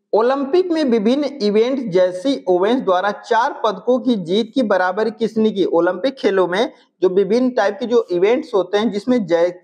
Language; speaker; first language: Hindi; native; Hindi